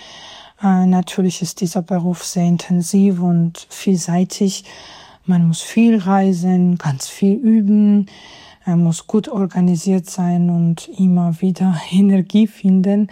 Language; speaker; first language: German; non-native, fluent; Georgian